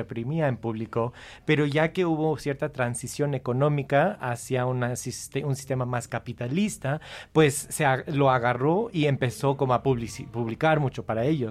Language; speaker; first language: Spanish; early bilingual, heritage; Spanish